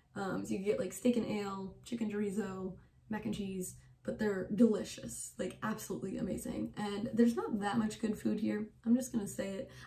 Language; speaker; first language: English; native; English